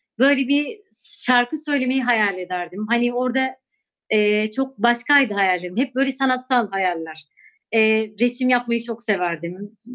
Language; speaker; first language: Turkish; non-native, local second language; Kurdish